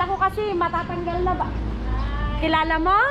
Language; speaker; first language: Filipino; native; Filipino